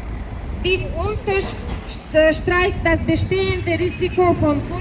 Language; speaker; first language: German; non-native, fluent; Russian